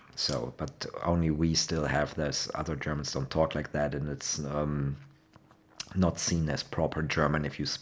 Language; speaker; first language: English; non-native, fluent; German